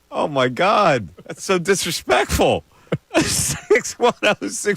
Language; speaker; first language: English; native; English